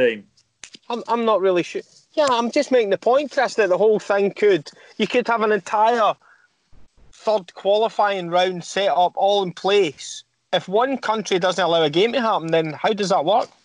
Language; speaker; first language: English; native; English